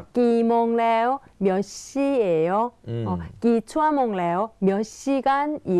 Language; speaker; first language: Thai; non-native, fluent; Korean